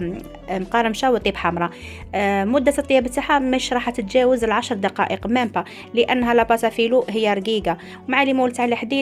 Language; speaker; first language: Arabic; native; Arabic